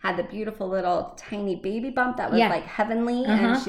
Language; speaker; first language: English; native; English